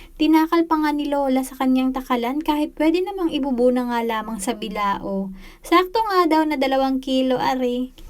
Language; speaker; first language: Filipino; native; Filipino